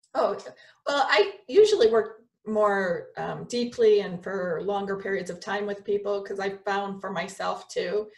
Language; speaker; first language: English; native; English